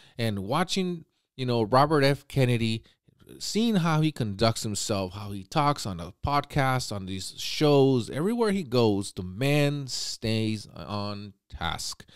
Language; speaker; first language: English; native; English